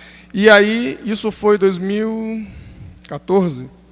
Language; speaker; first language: Portuguese; native; Portuguese